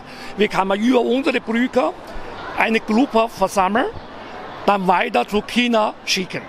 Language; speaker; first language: German; non-native, learner; Chinese